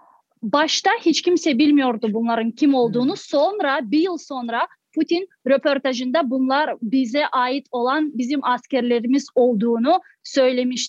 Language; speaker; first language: Turkish; non-native, fluent; Crimean Tatar